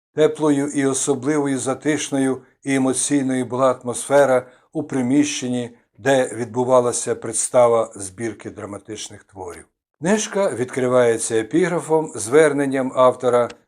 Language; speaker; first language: Ukrainian; native; Ukrainian